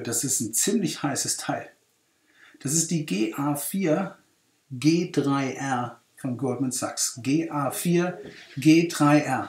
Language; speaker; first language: German; native; German